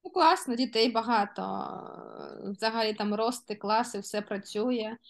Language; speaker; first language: Ukrainian; non-native, local second language; Russian